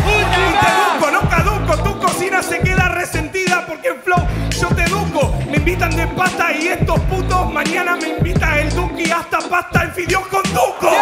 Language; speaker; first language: Spanish; native; Spanish